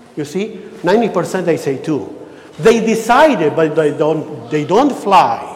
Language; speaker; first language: English; non-native, learner; Arabic